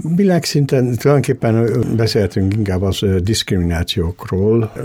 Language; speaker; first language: Hungarian; early bilingual, other home language; Spanish